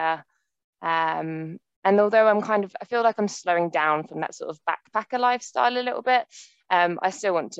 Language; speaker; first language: English; native; English